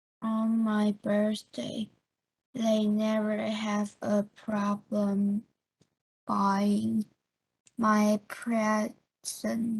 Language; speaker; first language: English; non-native, learner; Chinese